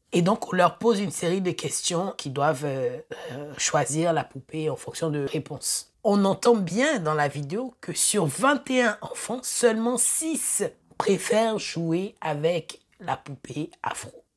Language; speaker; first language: French; native; French